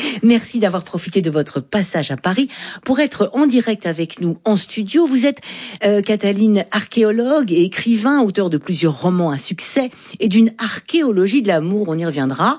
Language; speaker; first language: French; native; French